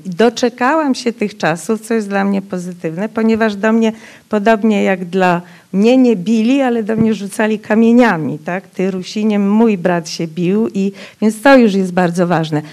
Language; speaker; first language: Polish; non-native, local second language; Rusyn